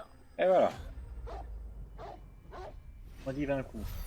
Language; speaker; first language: French; native; French